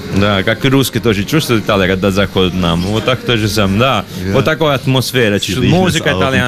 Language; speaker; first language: Russian; non-native, learner; Italian